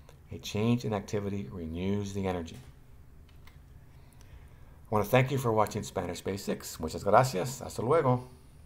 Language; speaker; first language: English; native; English